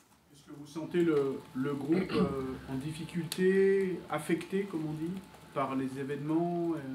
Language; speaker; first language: French; native; French